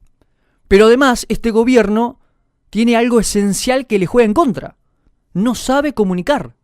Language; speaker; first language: Spanish; native; Spanish